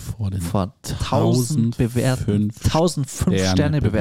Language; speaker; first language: German; native; German